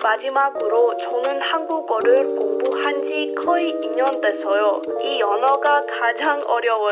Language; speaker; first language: Korean; non-native, learner; Lithuanian